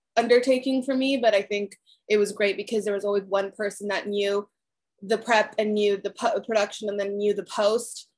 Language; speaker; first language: English; early bilingual, other home language; Spanish